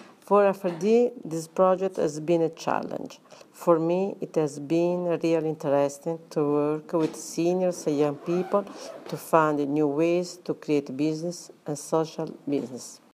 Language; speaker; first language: English; non-native, learner; Italian